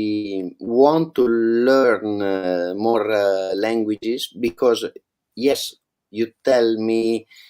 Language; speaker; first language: English; non-native, learner; Italian